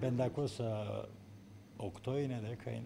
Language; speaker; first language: Greek; non-native, local second language; Turkish